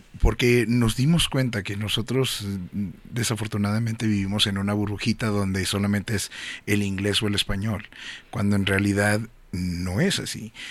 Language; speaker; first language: Spanish; native; Spanish